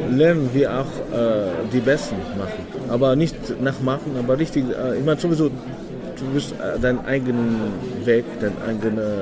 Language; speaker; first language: German; non-native, fluent; Arabic